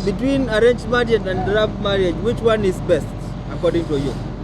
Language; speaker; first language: English; non-native, learner; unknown